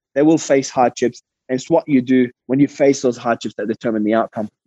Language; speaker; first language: English; early bilingual, other home language; Arabic